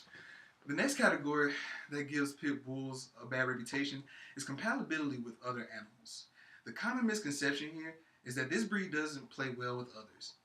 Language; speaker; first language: English; native; English